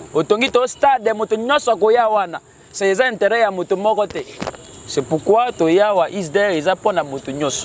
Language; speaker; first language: Lingala; native; Lingala